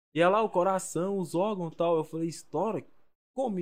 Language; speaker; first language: Portuguese; native; Portuguese